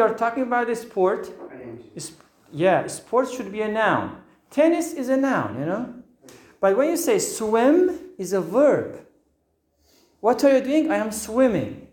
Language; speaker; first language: English; non-native, fluent; Turkish